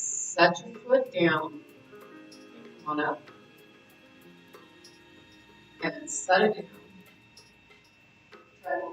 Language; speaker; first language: English; native; English